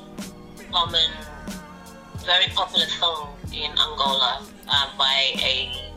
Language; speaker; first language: English; non-native, fluent; Portuguese